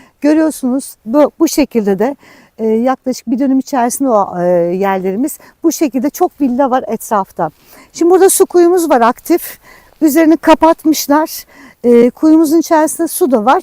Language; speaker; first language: Turkish; native; Turkish